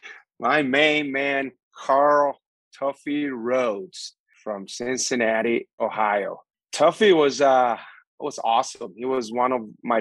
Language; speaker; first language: English; non-native, fluent; Spanish